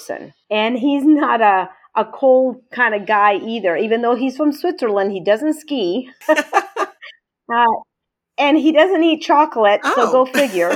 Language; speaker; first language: English; native; English